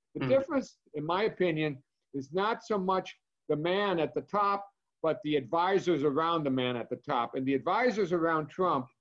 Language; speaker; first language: English; native; English